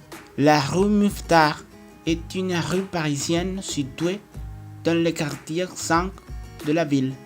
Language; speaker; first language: French; non-native, fluent; Spanish